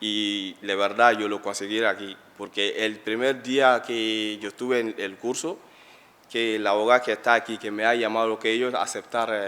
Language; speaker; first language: Spanish; non-native, learner; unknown